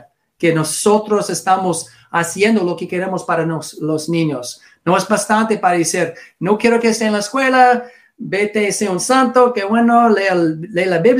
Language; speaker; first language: Spanish; non-native, learner; English